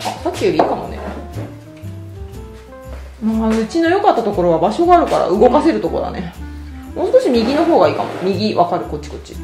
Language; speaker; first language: Japanese; native; Japanese